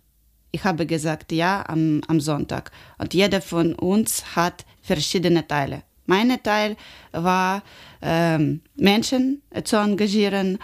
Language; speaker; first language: German; non-native, learner; Ukrainian